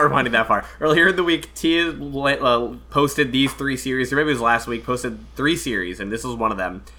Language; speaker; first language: English; native; English